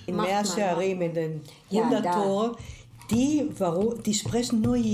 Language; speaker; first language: German; early bilingual, heritage; German